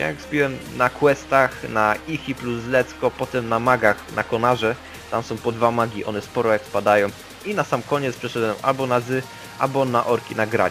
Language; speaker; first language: Polish; native; Polish